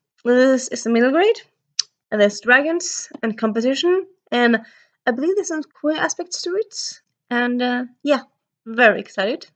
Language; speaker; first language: English; early bilingual, heritage; Norwegian